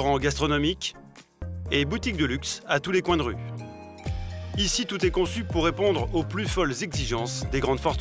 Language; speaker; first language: French; native; French